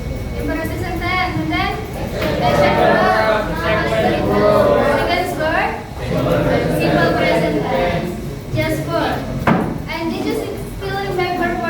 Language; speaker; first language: English; non-native, learner; Indonesian